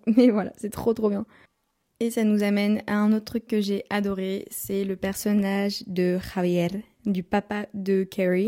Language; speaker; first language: French; native; French